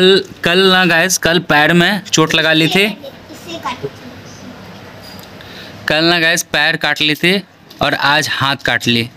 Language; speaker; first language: Hindi; native; Hindi